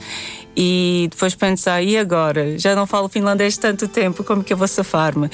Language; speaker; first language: Portuguese; non-native, fluent; Latvian